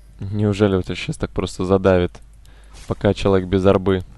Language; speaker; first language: Russian; native; Russian